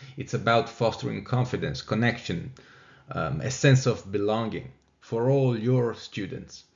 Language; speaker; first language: English; non-native, fluent; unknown